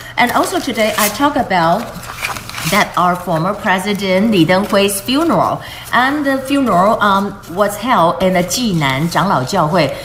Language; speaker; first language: English; non-native, fluent; Chinese